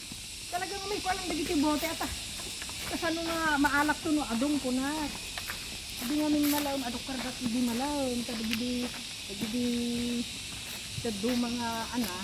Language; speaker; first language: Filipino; non-native, local second language; Iloko